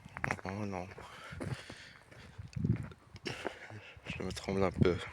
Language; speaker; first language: French; non-native, learner; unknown